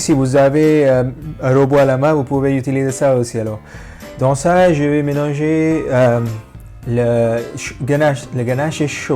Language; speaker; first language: French; non-native, fluent; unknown